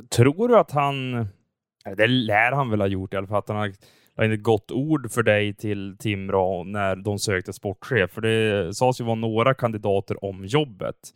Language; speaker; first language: Swedish; native; Swedish